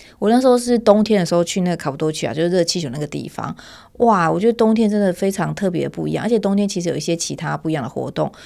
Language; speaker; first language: Chinese; native; Chinese